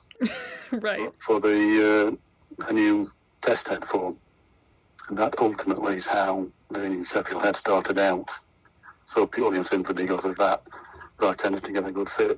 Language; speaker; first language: English; native; English